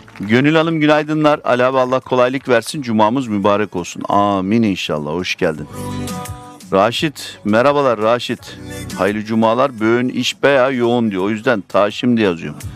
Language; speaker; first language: Turkish; early bilingual, heritage; Turkish